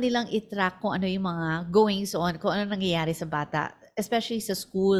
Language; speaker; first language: English; non-native, local second language; Filipino